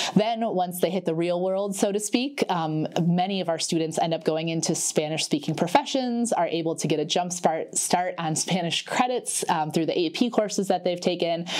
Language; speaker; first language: English; native; English